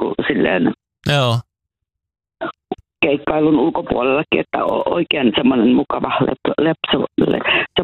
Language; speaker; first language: Finnish; native; Finnish